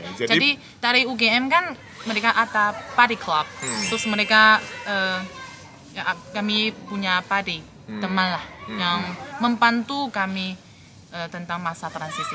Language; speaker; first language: Indonesian; non-native, fluent; Chinese